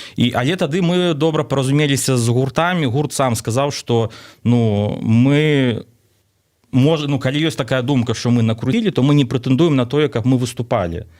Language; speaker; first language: Belarusian; non-native, local second language; Russian